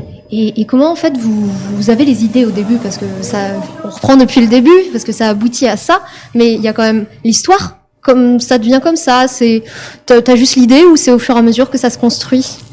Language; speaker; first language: French; native; French